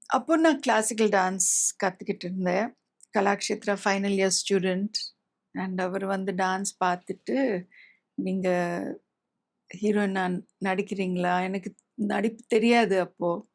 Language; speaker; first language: Tamil; non-native, local second language; English